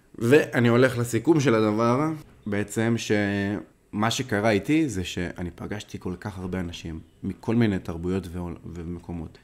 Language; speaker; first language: Hebrew; native; Hebrew